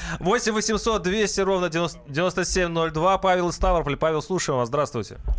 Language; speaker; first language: Russian; native; Russian